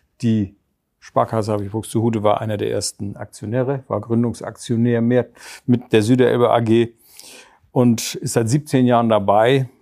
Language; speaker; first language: German; native; German